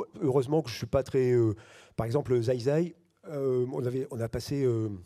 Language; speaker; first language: French; native; French